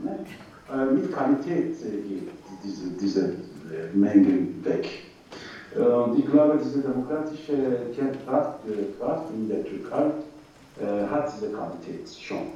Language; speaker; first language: German; non-native, learner; Turkish